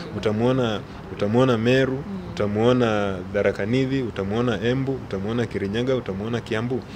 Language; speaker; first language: Swahili; non-native, local second language; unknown